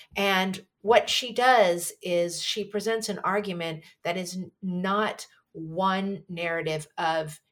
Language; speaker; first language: English; native; English